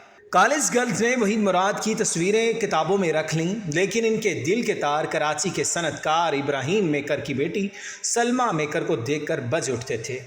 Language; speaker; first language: Urdu; native; Urdu